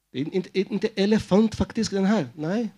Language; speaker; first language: Swedish; non-native, fluent; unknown